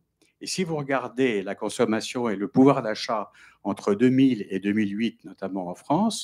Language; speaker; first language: French; native; French